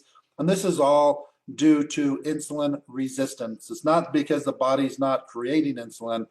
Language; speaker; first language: English; native; English